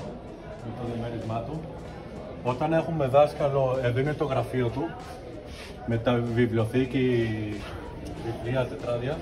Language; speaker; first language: Greek; early bilingual, heritage; Greek